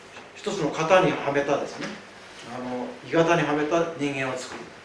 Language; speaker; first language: Japanese; native; Japanese